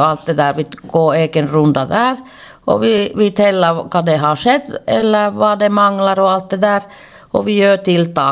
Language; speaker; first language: Swedish; non-native, local second language; Finnish